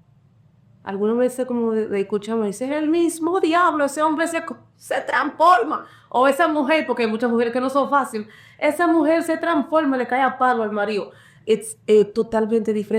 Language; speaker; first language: Spanish; early bilingual, heritage; Spanish